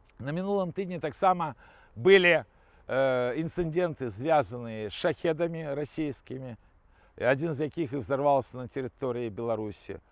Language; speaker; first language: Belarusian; non-native, local second language; Russian